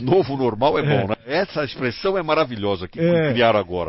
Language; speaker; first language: Portuguese; native; Portuguese